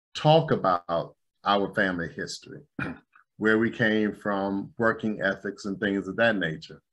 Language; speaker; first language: English; native; English